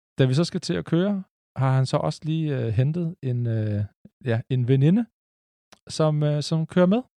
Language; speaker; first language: Danish; native; Danish